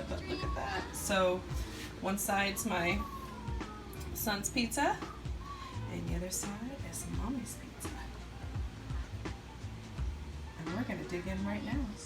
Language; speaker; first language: English; native; English